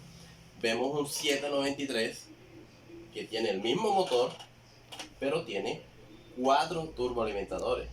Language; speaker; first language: Spanish; native; Spanish